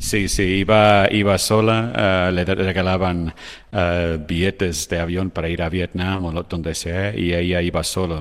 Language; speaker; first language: Spanish; non-native, fluent; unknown